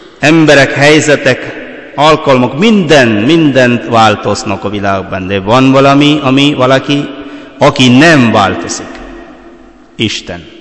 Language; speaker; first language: Hungarian; non-native, fluent; Malayalam